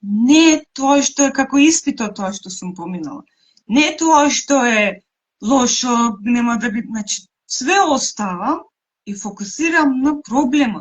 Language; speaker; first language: Macedonian; non-native, local second language; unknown